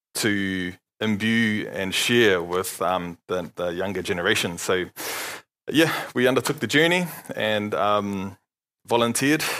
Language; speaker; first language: English; native; English